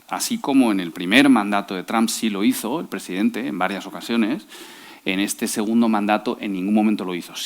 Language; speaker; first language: Spanish; native; Spanish